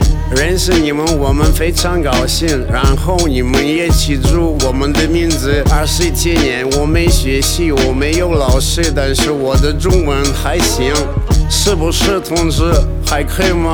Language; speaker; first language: Chinese; non-native, learner; Russian